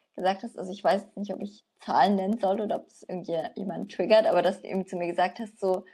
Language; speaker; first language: German; native; German